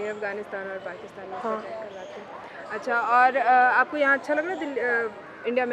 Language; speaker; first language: Hindi; native; Hindi